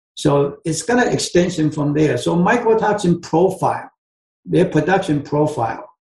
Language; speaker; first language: English; non-native, fluent; Chinese